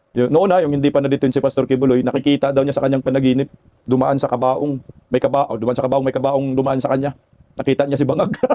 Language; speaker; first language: Filipino; non-native, local second language; Cebuano